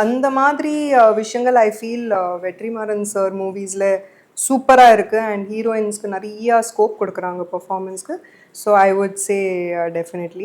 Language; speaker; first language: Tamil; non-native, fluent; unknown